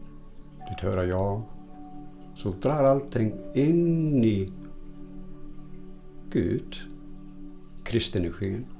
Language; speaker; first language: Swedish; non-native, fluent; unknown